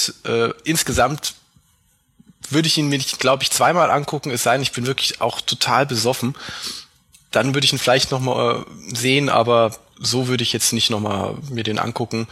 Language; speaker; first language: German; native; German